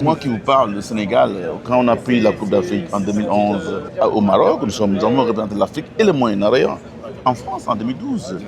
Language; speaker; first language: French; non-native, local second language; Wolof